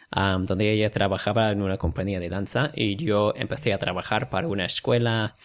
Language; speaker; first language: Spanish; non-native, fluent; English